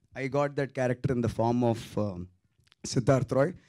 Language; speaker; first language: English; non-native, local second language; Telugu